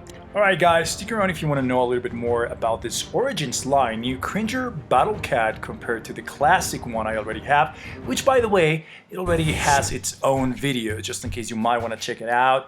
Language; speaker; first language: English; non-native, fluent; Spanish